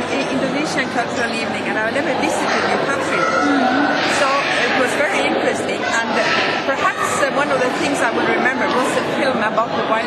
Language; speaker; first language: English; non-native, fluent; Norwegian